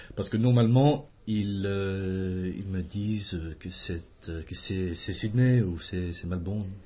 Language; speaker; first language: French; non-native, fluent; English